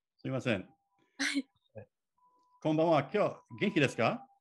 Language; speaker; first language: Japanese; non-native, learner; English